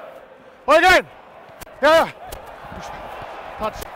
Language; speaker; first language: German; native; German